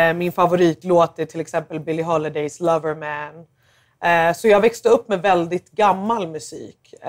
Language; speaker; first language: Swedish; early bilingual, other home language; English